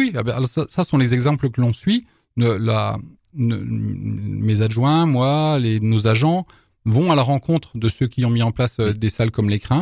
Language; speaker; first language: French; native; French